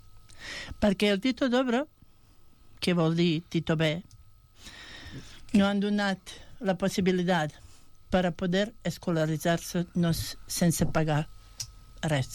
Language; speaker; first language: Catalan; non-native, fluent; Bosnian